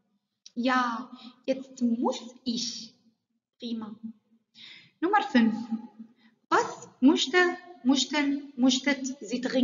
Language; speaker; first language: German; non-native, learner; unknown